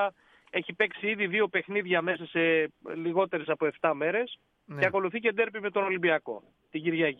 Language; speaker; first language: Greek; native; Greek